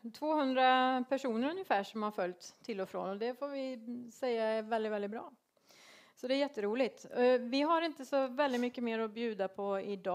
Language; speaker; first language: Swedish; native; Swedish